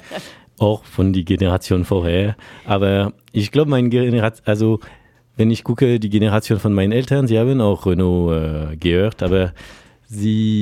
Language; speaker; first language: German; non-native, fluent; French